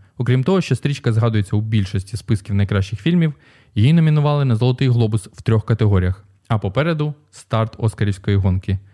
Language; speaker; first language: Ukrainian; native; Ukrainian